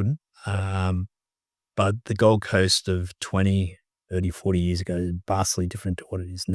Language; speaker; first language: English; native; English